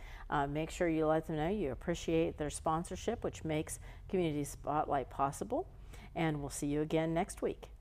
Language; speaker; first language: English; native; English